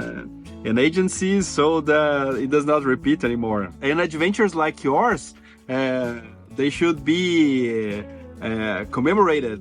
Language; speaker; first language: English; non-native, fluent; Portuguese